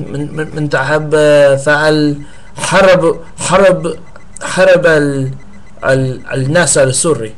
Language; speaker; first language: Arabic; non-native, learner; English